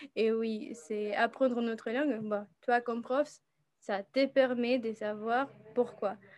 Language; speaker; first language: French; non-native, fluent; Spanish